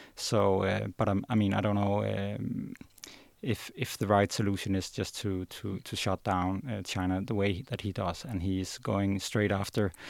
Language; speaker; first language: English; non-native, fluent; Danish